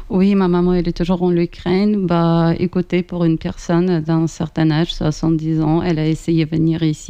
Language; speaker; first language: French; non-native, fluent; Ukrainian